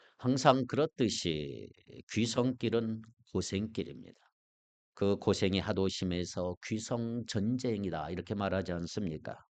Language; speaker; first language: Korean; native; Korean